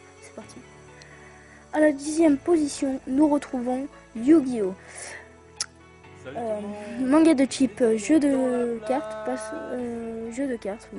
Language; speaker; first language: French; native; French